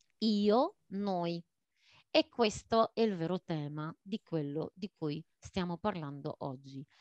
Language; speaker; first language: Italian; non-native, fluent; Maltese